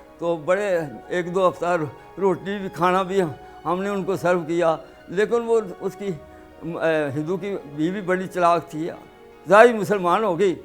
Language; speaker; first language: Urdu; non-native, local second language; Punjabi